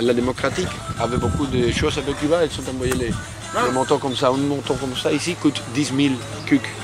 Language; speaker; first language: French; non-native, learner; Spanish